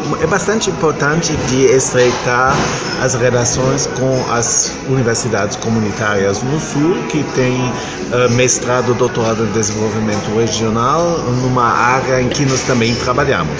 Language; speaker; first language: Portuguese; non-native, fluent; German